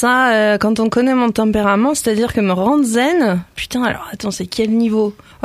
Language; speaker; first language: French; native; French